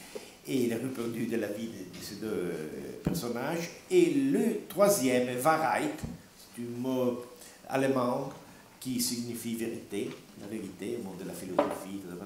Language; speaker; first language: French; non-native, learner; Italian